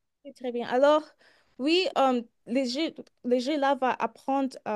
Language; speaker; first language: French; early bilingual, heritage; French